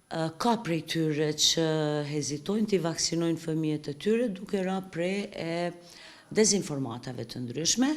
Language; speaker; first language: Albanian; native; Albanian